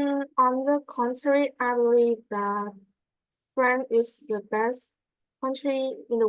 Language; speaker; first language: English; non-native, learner; Vietnamese